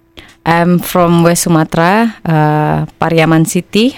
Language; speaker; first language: English; non-native, learner; Indonesian